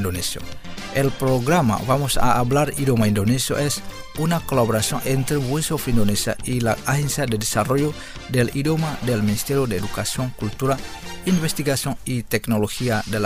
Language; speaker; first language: Spanish; non-native, fluent; Indonesian